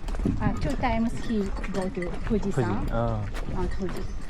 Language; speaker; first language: English; non-native, learner; Japanese